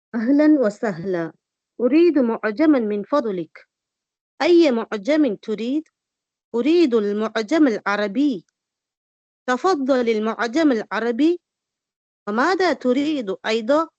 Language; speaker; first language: Arabic; non-native, learner; Tamil